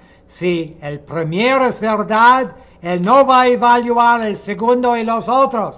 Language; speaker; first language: Spanish; non-native, fluent; English